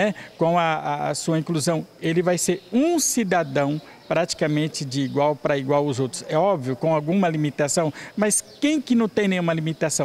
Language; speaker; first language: Portuguese; native; Portuguese